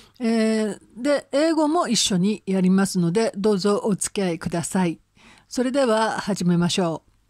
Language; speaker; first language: Japanese; native; Japanese